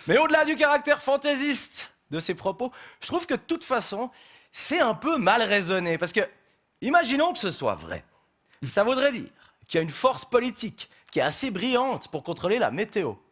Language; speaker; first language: French; native; French